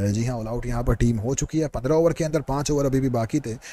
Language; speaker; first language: Hindi; native; Hindi